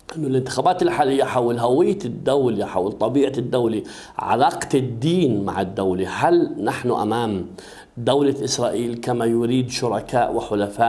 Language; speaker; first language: Arabic; native; Arabic